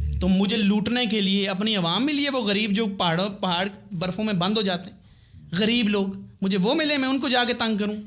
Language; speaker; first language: Urdu; non-native, local second language; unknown